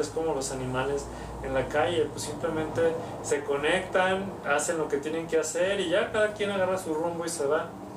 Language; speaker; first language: Spanish; native; Spanish